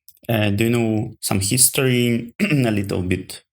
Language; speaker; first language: English; non-native, learner; Ukrainian